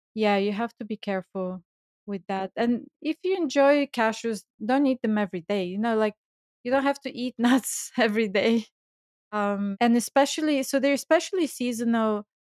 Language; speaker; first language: English; non-native, fluent; Bulgarian